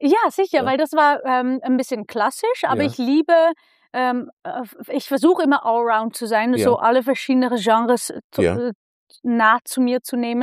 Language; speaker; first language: German; non-native, fluent; Dutch